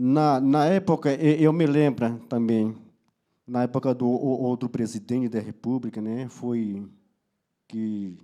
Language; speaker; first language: Portuguese; non-native, local second language; Yanomámi